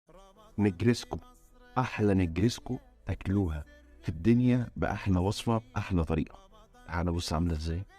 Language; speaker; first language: Arabic; native; Arabic